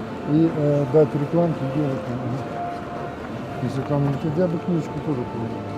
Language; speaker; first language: Russian; native; Russian